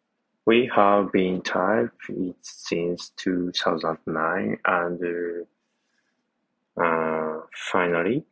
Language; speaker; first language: English; non-native, learner; Japanese